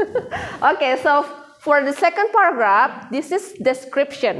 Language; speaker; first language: English; non-native, fluent; Indonesian